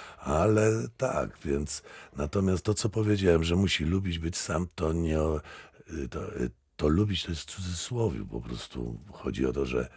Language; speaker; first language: Polish; native; Polish